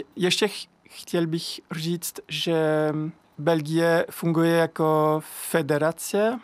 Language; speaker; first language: Czech; non-native, fluent; French